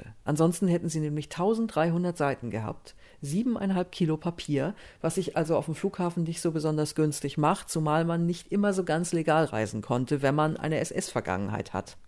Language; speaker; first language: German; native; German